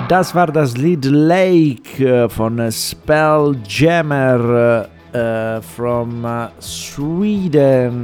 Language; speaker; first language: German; non-native, fluent; Italian